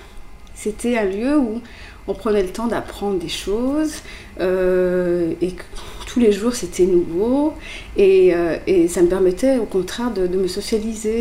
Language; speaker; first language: French; early bilingual, other home language; Kabyle